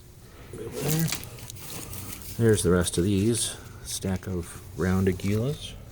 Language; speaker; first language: English; native; English